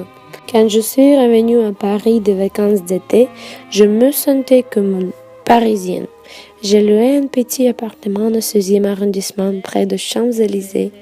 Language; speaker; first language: French; non-native, fluent; Russian